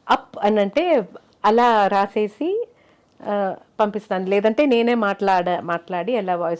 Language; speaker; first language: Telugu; non-native, fluent; Malayalam